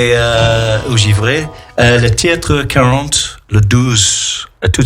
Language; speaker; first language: French; non-native, fluent; English